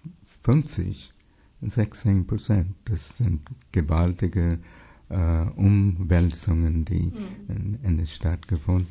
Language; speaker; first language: German; non-native, fluent; English